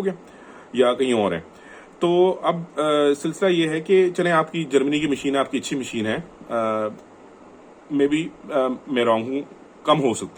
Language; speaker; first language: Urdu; non-native, local second language; Punjabi